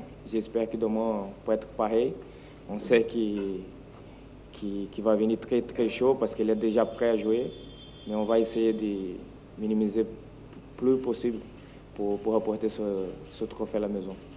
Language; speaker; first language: French; non-native, fluent; Portuguese